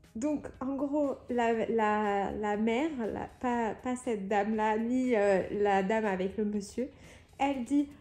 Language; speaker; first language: French; native; French